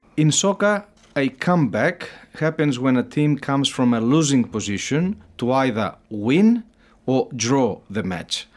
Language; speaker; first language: English; native; English